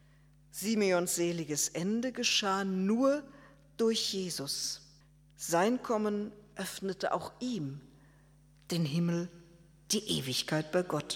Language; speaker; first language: German; native; German